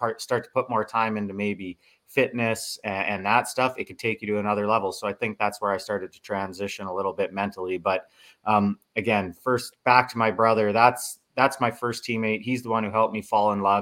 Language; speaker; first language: English; native; English